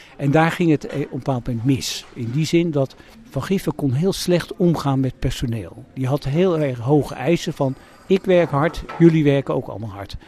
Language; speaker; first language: Dutch; native; Dutch